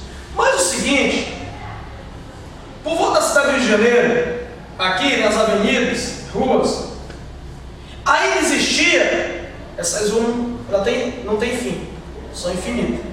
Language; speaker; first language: Portuguese; native; Portuguese